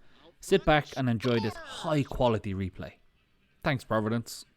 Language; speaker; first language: English; native; English